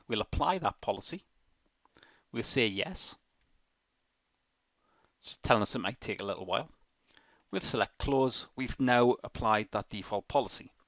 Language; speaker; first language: English; native; English